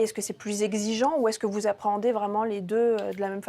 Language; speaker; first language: French; native; French